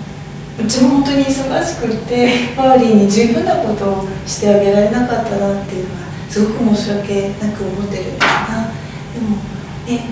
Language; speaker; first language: Japanese; native; Japanese